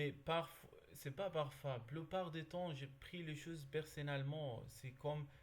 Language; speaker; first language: French; non-native, learner; Arabic